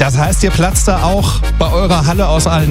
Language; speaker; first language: German; native; German